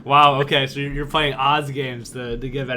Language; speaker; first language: English; native; English